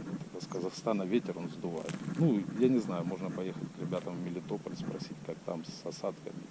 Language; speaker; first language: Russian; native; Russian